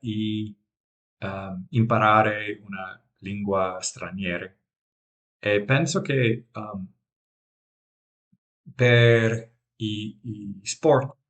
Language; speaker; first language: Italian; non-native, learner; English